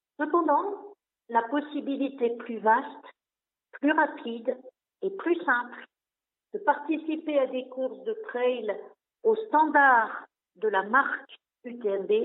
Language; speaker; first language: French; non-native, local second language; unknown